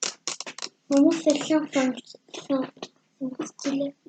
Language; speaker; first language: French; native; French